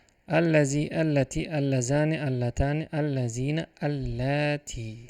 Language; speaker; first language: Arabic; non-native, fluent; Uzbek